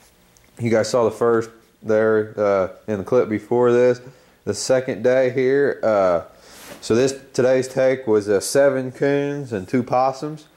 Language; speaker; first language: English; native; English